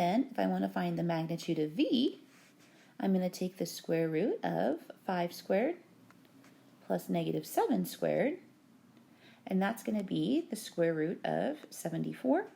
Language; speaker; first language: English; native; English